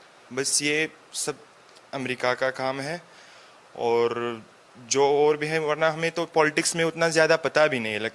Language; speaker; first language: Hindi; non-native, fluent; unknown